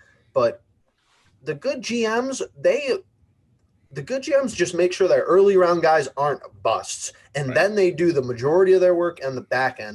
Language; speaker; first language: English; native; English